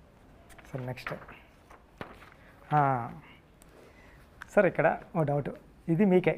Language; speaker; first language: Telugu; native; Telugu